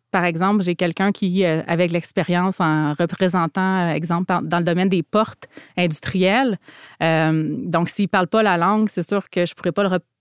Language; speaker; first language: French; native; French